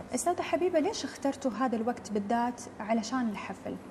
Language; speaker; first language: Arabic; native; Arabic